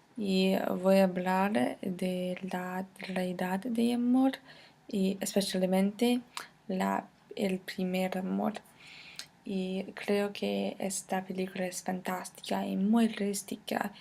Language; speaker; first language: Spanish; non-native, fluent; English